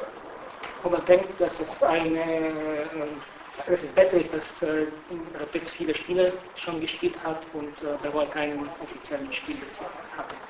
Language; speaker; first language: German; non-native, fluent; Bulgarian